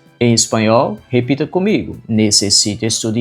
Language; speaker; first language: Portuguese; non-native, fluent; Spanish